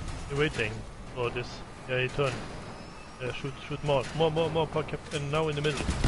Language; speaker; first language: English; non-native, learner; German